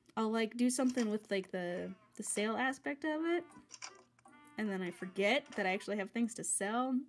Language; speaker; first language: English; native; English